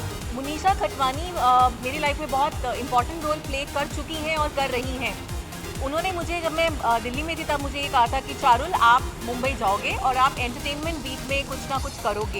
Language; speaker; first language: Hindi; native; Hindi